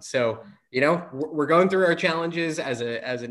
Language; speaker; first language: English; native; English